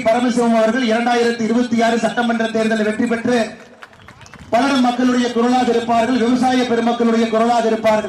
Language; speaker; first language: Tamil; native; Tamil